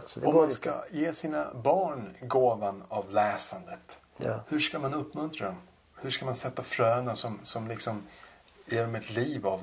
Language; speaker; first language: Swedish; native; Swedish